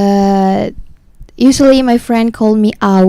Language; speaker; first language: English; non-native, learner; Indonesian